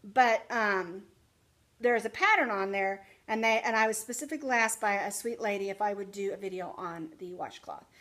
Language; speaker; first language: English; native; English